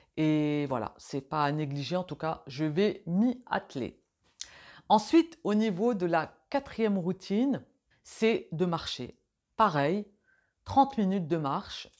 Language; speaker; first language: French; native; French